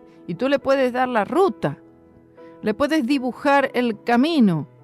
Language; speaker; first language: Spanish; native; Spanish